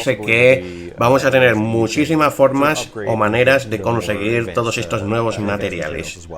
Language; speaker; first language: Spanish; native; Spanish